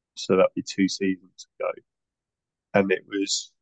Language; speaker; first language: English; native; English